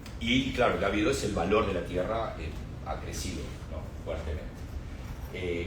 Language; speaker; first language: Spanish; native; Spanish